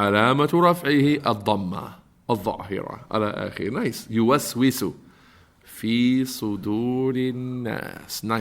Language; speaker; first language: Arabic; non-native, fluent; English